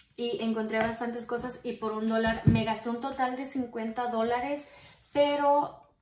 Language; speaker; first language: Spanish; early bilingual, heritage; Spanish